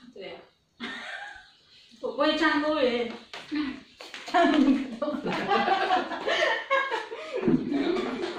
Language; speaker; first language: Chinese; non-native, learner; Filipino